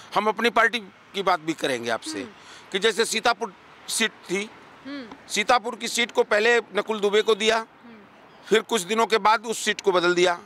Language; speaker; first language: Hindi; native; Hindi